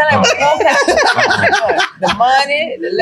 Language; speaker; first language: English; native; English